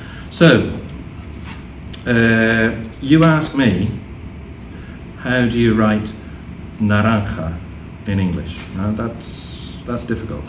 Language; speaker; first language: English; native; English